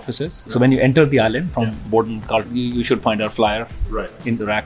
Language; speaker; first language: English; non-native, local second language; Hindi